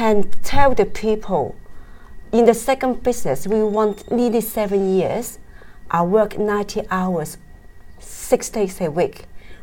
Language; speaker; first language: English; non-native, local second language; Cantonese